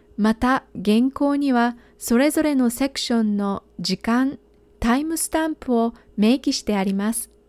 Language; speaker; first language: Japanese; native; Japanese